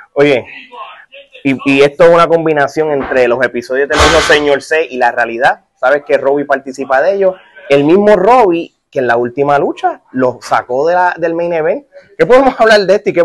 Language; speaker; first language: Spanish; native; Spanish